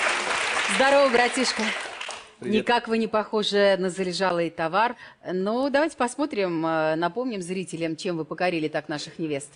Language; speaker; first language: Russian; native; Russian